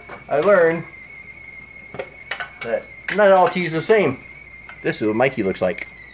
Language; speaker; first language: English; early bilingual, other home language; Czech